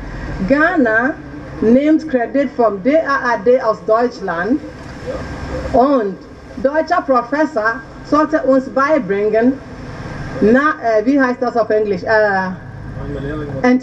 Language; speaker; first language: German; non-native, learner; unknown